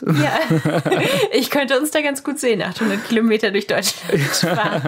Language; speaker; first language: German; native; German